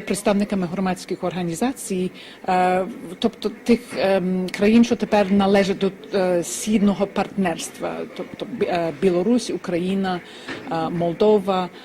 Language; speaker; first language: Ukrainian; early bilingual, heritage; Ukrainian